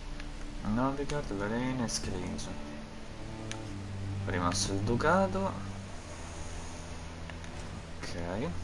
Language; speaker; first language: Italian; native; Italian